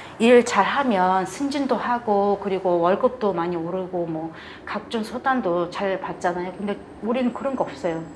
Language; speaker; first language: Korean; non-native, fluent; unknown